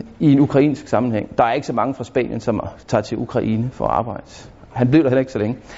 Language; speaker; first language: Danish; native; Danish